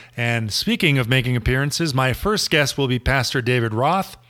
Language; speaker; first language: English; non-native, fluent; German